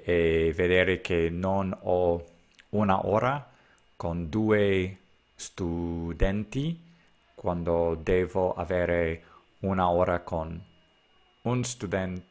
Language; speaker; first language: Italian; non-native, learner; English